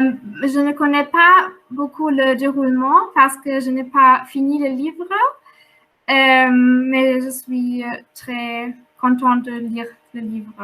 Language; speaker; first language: French; non-native, fluent; German